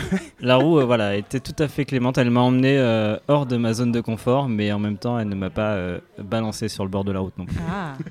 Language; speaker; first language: French; native; French